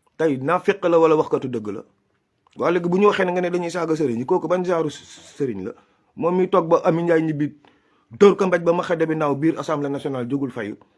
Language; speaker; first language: Wolof; non-native, local second language; Fula